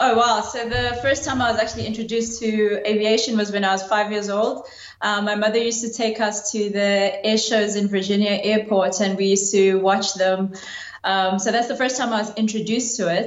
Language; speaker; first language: English; non-native, local second language; Zulu